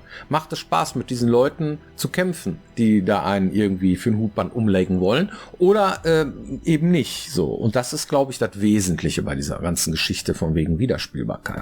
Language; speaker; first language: German; native; German